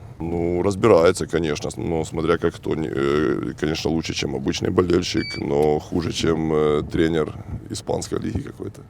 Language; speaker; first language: Russian; native; Russian